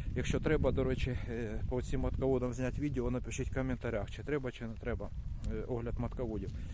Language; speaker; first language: Ukrainian; non-native, local second language; Russian